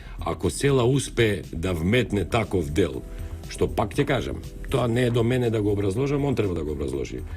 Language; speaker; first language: Macedonian; non-native, local second language; Albanian